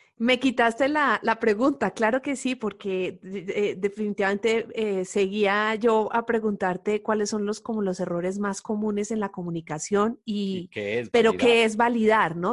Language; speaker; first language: Spanish; native; Spanish